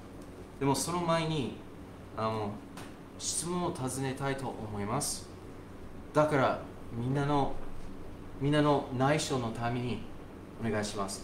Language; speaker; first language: Japanese; non-native, fluent; English